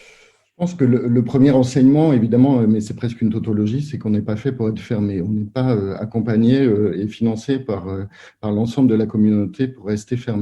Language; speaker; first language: French; native; French